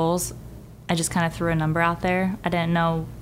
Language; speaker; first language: English; native; English